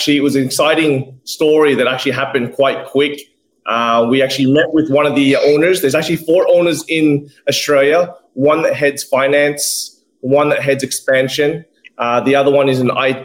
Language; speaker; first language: English; native; English